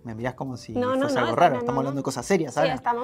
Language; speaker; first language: Spanish; native; Spanish